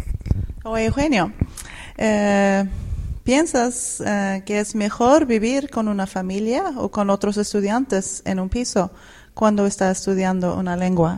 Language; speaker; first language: Spanish; non-native, fluent; Swedish